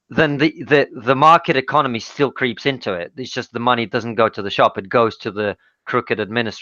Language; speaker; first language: English; non-native, fluent; Russian